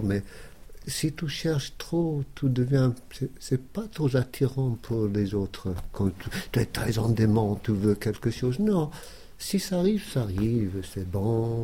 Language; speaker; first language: French; non-native, fluent; English